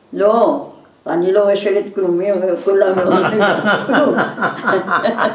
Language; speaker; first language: Hebrew; non-native, learner; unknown